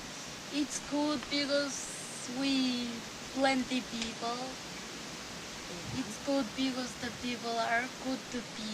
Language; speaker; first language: English; non-native, learner; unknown